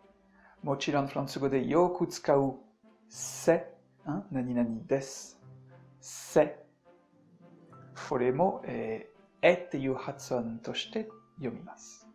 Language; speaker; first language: Japanese; non-native, fluent; French